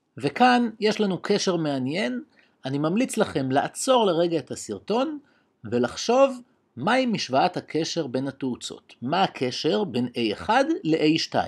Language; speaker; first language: Hebrew; native; Hebrew